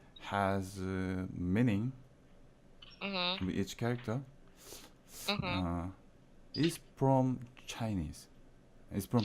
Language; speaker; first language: English; non-native, learner; Korean